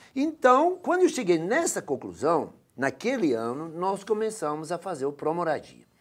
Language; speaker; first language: Portuguese; non-native, fluent; Dutch